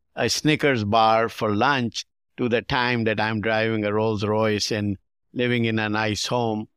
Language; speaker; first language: English; non-native, local second language; Urdu